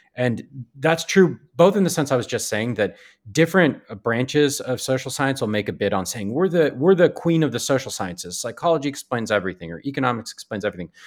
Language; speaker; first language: English; native; English